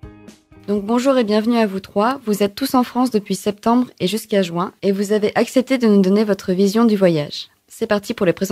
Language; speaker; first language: French; native; French